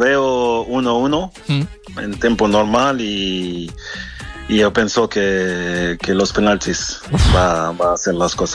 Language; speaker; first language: Spanish; non-native, fluent; French